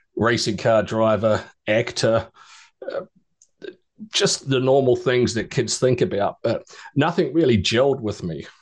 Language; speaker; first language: English; native; English